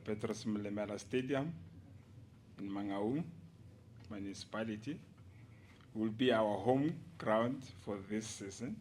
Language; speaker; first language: English; non-native, local second language; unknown